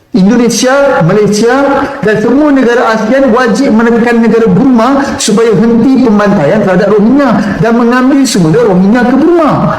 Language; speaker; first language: Malay; native; Malay